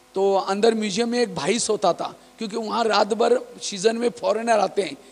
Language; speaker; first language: Hindi; non-native, local second language; Marathi